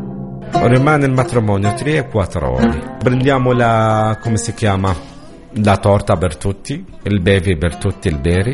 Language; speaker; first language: Italian; non-native, learner; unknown